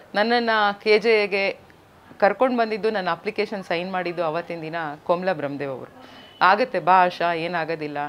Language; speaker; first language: Kannada; native; Kannada